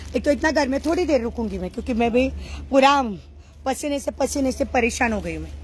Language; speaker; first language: Hindi; non-native, local second language; Marathi